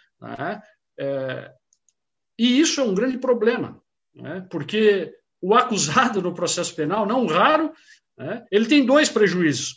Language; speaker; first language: Portuguese; native; Portuguese